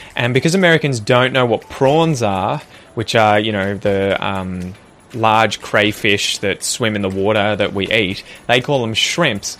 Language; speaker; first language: English; native; English